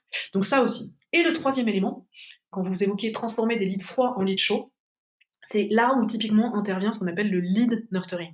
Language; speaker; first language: French; native; French